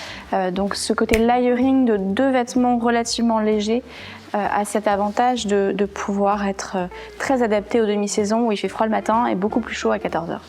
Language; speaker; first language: French; native; French